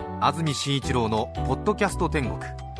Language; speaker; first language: Japanese; native; Japanese